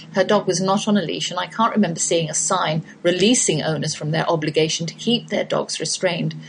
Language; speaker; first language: English; native; English